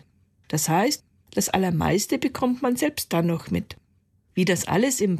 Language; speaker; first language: German; native; German